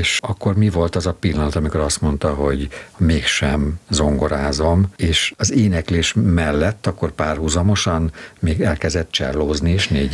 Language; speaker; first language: Hungarian; native; Hungarian